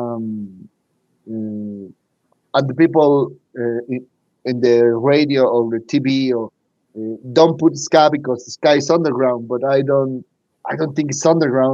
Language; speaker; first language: English; non-native, learner; Spanish